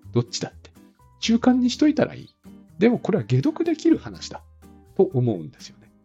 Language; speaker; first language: Japanese; native; Japanese